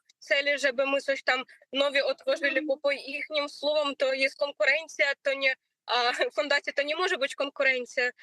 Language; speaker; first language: Polish; non-native, learner; Ukrainian